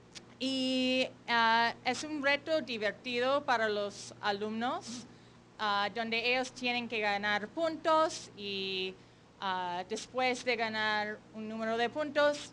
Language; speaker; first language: Spanish; non-native, fluent; English